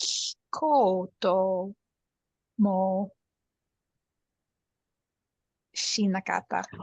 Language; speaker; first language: Japanese; non-native, learner; English